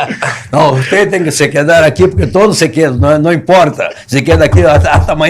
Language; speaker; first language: Spanish; non-native, learner; Portuguese